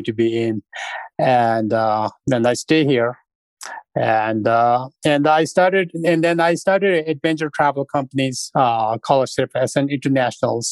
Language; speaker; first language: English; non-native, fluent; Sherpa